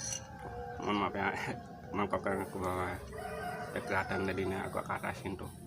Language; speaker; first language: Indonesian; native; Indonesian